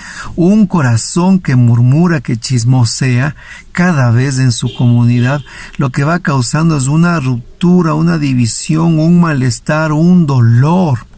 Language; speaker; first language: Spanish; native; Spanish